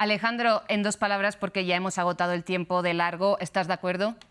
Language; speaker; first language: Spanish; native; Spanish